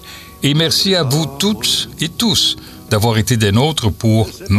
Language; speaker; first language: French; native; French